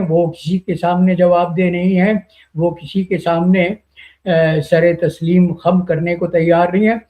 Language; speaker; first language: Urdu; native; Urdu